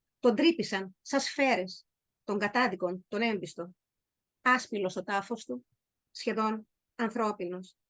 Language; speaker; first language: Greek; native; Greek